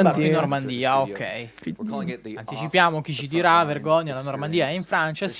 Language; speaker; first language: Italian; native; Italian